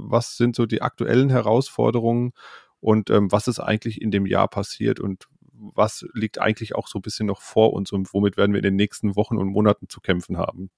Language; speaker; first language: German; native; German